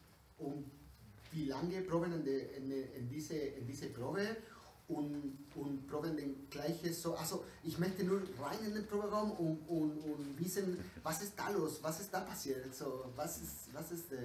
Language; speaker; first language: German; non-native, learner; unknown